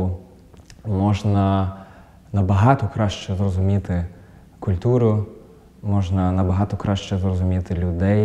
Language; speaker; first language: Ukrainian; non-native, fluent; German